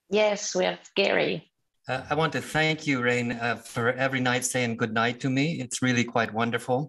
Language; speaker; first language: English; native; English